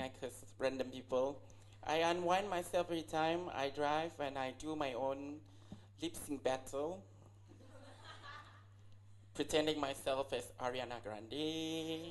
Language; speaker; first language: English; non-native, local second language; Malay